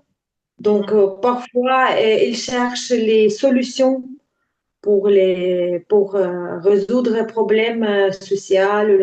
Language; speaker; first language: French; non-native, learner; Ukrainian